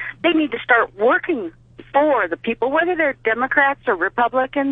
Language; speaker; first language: English; native; English